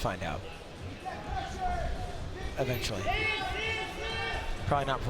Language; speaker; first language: English; native; English